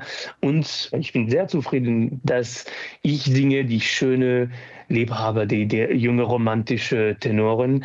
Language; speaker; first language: German; non-native, fluent; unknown